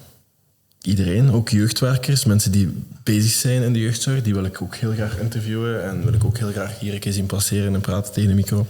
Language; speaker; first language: Dutch; native; Dutch